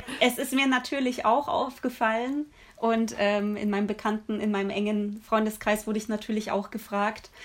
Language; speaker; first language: German; early bilingual, other home language; Polish